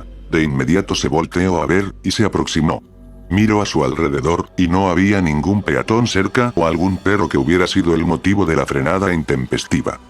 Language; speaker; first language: Spanish; native; Spanish